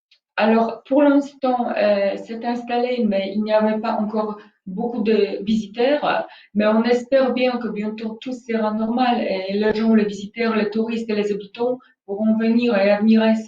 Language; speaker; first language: French; non-native, fluent; Polish